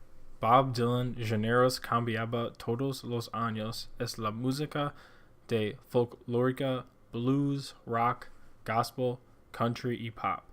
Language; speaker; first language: Spanish; non-native, learner; English